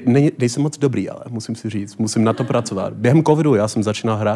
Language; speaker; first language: Czech; non-native, learner; English